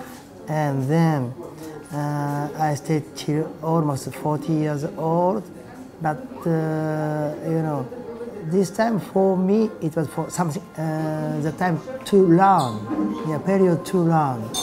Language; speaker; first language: English; non-native, learner; Japanese